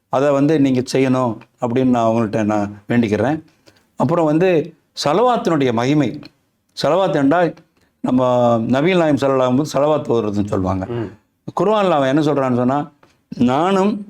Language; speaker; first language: Tamil; native; Tamil